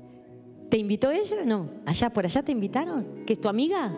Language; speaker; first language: Spanish; native; Spanish